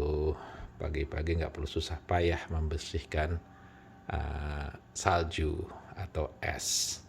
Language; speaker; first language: Indonesian; native; Indonesian